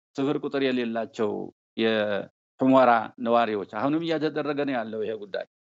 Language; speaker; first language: Amharic; native; Amharic